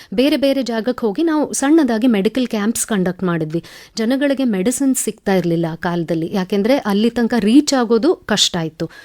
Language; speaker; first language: Kannada; non-native, local second language; Tamil